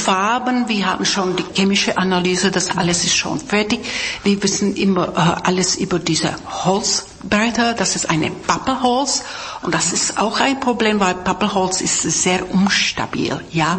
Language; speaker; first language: German; non-native, fluent; Czech